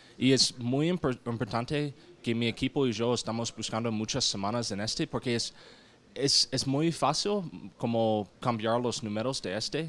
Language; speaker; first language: Spanish; non-native, learner; English